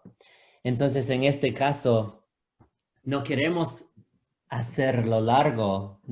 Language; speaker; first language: Spanish; non-native, fluent; English